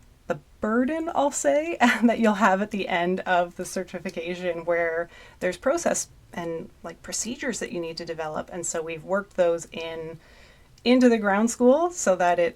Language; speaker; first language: English; native; English